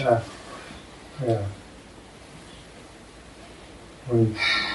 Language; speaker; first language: German; non-native, learner; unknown